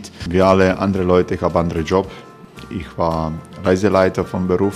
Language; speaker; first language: German; non-native, fluent; Croatian